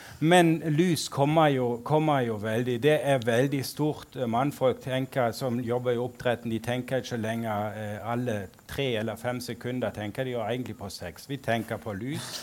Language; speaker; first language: Norwegian; non-native, fluent; German